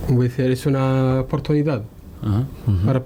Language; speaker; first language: Spanish; non-native, learner; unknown